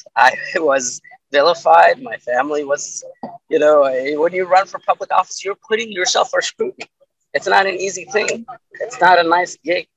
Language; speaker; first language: English; early bilingual, other home language; Arabic